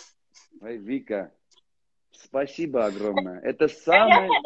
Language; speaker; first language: Russian; non-native, learner; Armenian